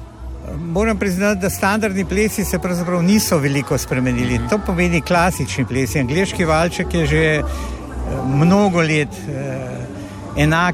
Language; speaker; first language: Slovenian; native; Slovenian